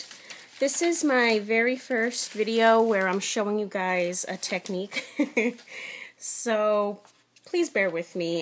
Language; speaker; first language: English; native; English